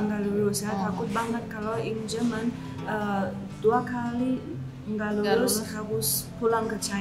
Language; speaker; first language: Indonesian; non-native, learner; Chinese